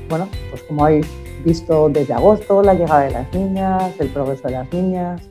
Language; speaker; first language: Spanish; native; Spanish